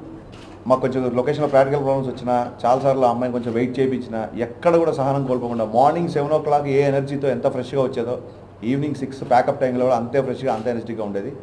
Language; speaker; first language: Telugu; native; Telugu